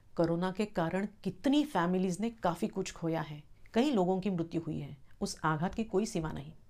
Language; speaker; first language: Hindi; non-native, local second language; Marathi